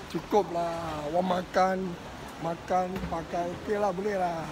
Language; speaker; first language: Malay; non-native, local second language; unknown